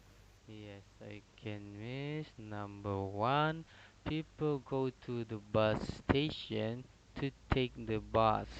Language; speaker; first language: English; non-native, learner; Indonesian